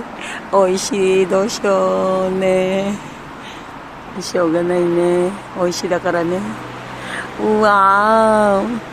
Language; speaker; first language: Japanese; non-native, learner; Filipino